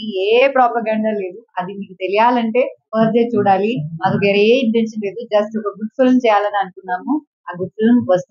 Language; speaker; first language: Telugu; non-native, local second language; Malayalam